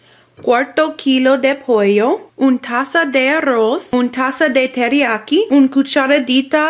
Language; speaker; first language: Spanish; non-native, learner; English